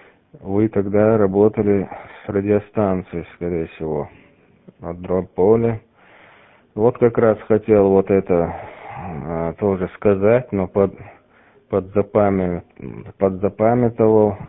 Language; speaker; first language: Russian; native; Russian